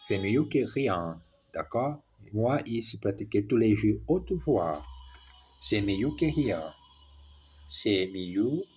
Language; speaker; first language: French; non-native, learner; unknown